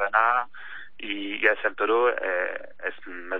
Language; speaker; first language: Spanish; non-native, fluent; French